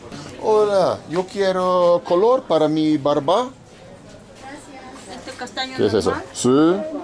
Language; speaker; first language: Spanish; non-native, learner; English